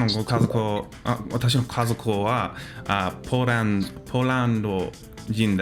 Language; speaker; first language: Japanese; non-native, learner; English